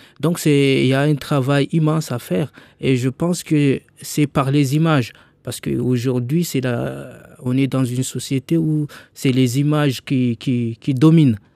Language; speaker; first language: French; non-native, local second language; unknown